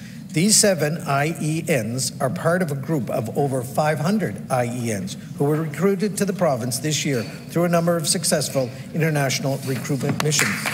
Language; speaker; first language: English; native; English